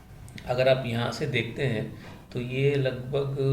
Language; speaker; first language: Hindi; native; Hindi